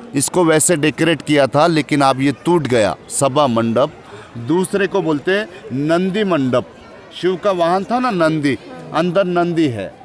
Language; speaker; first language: Hindi; non-native, local second language; Marathi